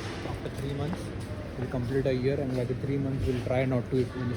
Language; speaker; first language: English; non-native, local second language; Hindi